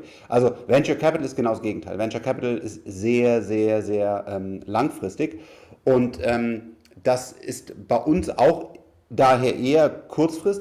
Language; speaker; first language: German; native; German